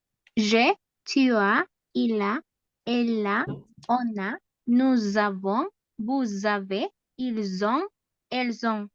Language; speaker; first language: French; non-native, learner; Spanish